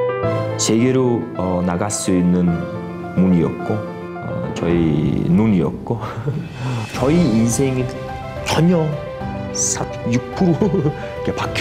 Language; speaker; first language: Korean; non-native, fluent; Mongolian